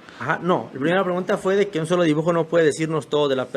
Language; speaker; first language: Spanish; native; Spanish